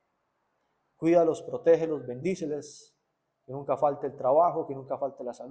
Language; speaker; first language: Spanish; native; Spanish